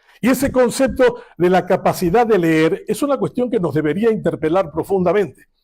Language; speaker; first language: Spanish; non-native, local second language; Guarani